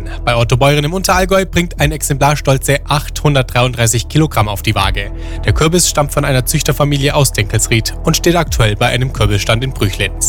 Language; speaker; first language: German; native; German